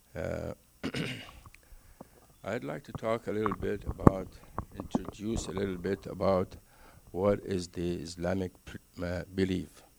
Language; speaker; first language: English; non-native, fluent; Arabic